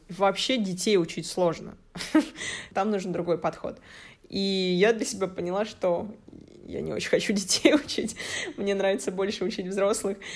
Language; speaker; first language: Russian; native; Russian